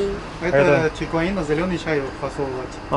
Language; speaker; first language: Russian; non-native, learner; Chinese